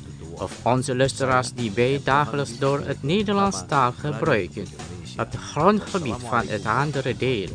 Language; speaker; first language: Dutch; non-native, learner; Indonesian